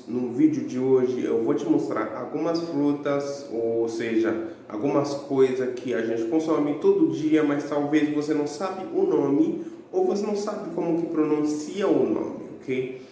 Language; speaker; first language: Portuguese; non-native, fluent; Haitian Creole